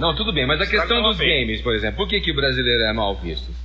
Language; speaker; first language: Portuguese; native; Portuguese